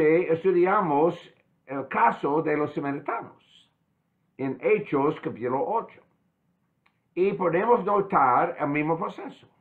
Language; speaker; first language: Spanish; non-native, fluent; English